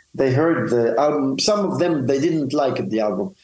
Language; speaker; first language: English; non-native, fluent; Arabic